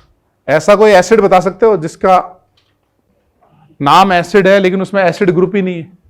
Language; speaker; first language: Hindi; native; Hindi